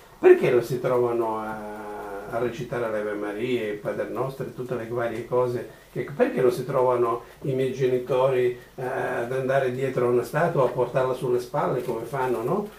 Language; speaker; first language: Italian; native; Italian